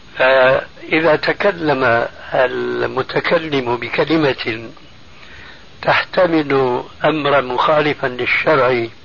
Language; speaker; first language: Arabic; early bilingual, other home language; Albanian